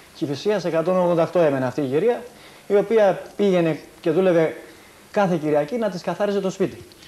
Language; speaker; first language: Greek; early bilingual, heritage; Greek